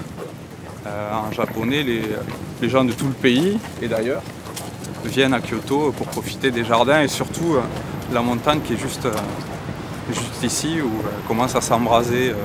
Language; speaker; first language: French; native; French